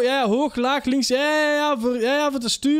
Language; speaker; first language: Dutch; native; Dutch